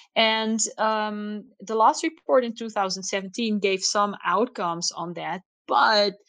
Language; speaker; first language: English; non-native, fluent; Dutch